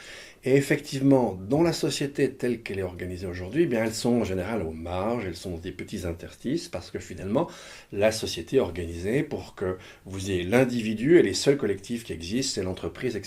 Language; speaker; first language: French; native; French